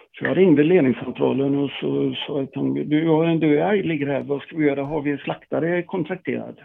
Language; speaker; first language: Swedish; native; Swedish